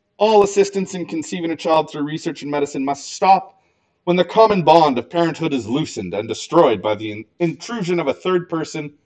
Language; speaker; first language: English; native; English